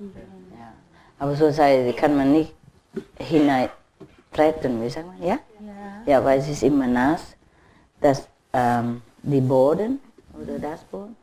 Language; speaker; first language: German; non-native, learner; Vietnamese